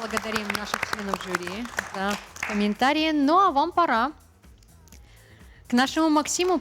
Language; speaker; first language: Russian; native; Russian